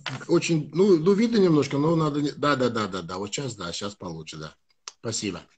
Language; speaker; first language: Russian; non-native, fluent; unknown